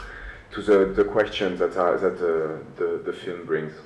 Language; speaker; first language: English; non-native, fluent; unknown